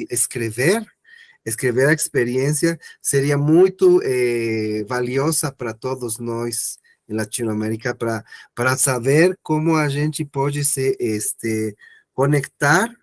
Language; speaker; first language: Portuguese; non-native, learner; Spanish